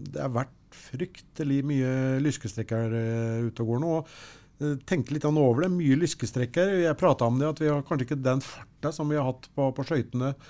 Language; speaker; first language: Norwegian; native; Norwegian